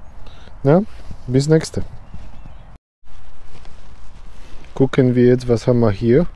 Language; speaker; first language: German; non-native, learner; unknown